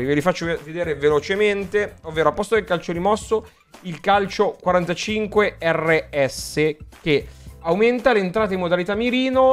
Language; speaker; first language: Italian; native; Italian